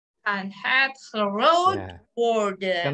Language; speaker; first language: Dutch; non-native, learner; Indonesian